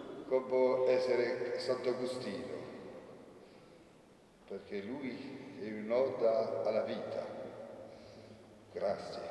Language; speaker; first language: Italian; non-native, fluent; French